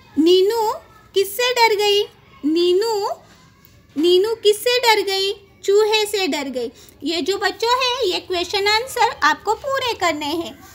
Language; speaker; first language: Hindi; non-native, local second language; Marathi